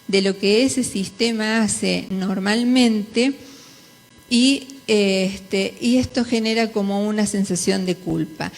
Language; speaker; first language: Spanish; native; Spanish